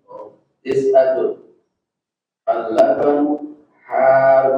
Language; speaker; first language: Arabic; non-native, learner; Indonesian